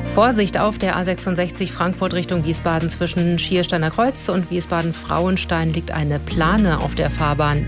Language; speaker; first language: German; native; German